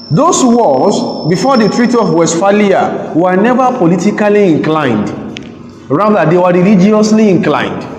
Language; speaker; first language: English; non-native, local second language; Yoruba